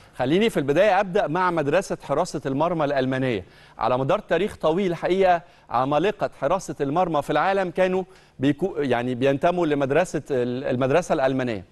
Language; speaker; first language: Arabic; native; Arabic